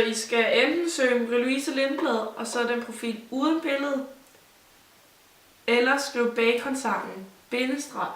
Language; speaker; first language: Danish; native; Danish